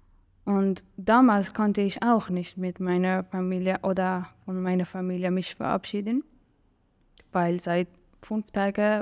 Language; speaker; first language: German; non-native, learner; Persian